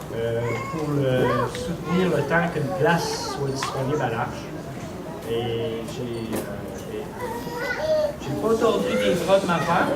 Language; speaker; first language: French; native; French